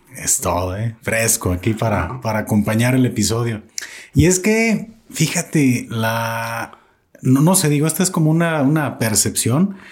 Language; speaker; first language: Spanish; native; Spanish